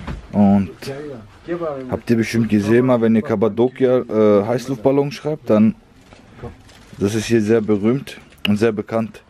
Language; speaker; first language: German; early bilingual, other home language; Turkish